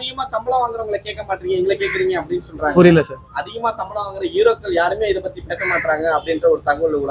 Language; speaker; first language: Tamil; native; Tamil